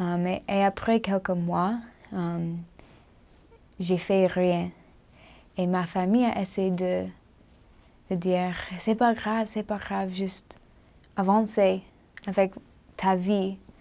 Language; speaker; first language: French; non-native, learner; English